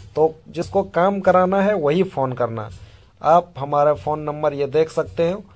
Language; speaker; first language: Hindi; native; Hindi